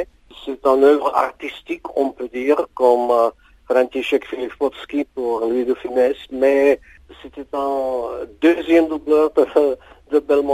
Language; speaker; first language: French; non-native, fluent; Czech